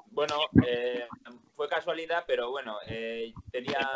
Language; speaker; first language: Spanish; native; Spanish